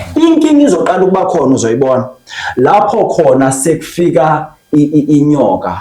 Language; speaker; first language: Zulu; non-native, local second language; Xhosa